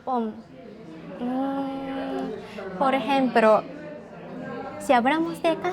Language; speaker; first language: Spanish; non-native, learner; Japanese